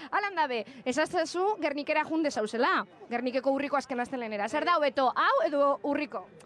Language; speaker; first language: Basque; native; Basque